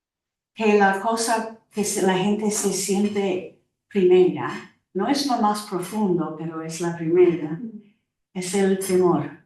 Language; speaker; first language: Spanish; non-native, fluent; English